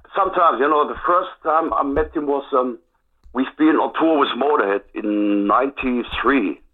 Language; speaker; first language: English; non-native, fluent; German